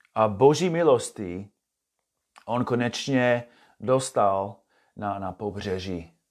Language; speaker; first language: Czech; non-native, fluent; English